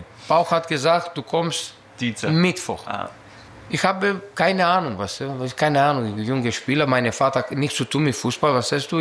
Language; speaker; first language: German; non-native, learner; Greek